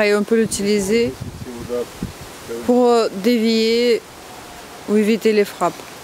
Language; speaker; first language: French; non-native, fluent; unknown